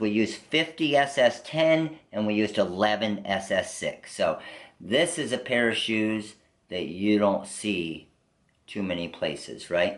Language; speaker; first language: English; native; English